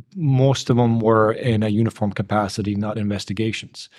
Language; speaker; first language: English; early bilingual, other home language; Bosnian